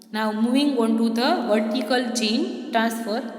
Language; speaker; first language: English; non-native, local second language; Gujarati